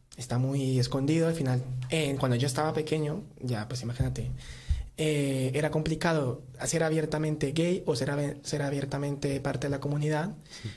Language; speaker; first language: Spanish; native; Spanish